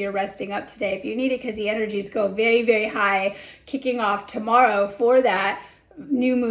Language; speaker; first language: English; native; English